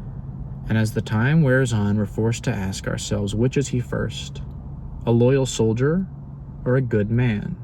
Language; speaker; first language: English; native; English